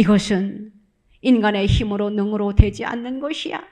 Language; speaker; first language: Korean; native; Korean